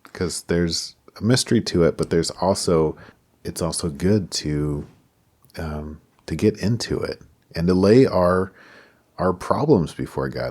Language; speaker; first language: English; native; English